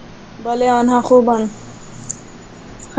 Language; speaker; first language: Persian; non-native, learner; Urdu